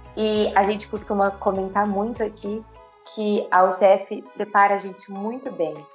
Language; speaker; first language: Portuguese; native; Portuguese